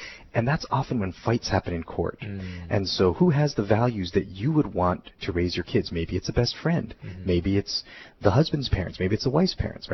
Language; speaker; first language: English; native; English